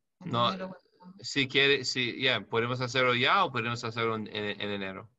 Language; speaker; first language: Spanish; non-native, learner; English